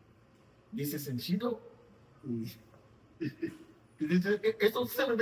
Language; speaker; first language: Portuguese; non-native, fluent; Haitian Creole